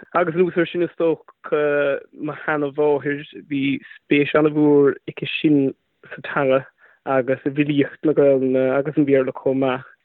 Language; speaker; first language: Irish; non-native, local second language; English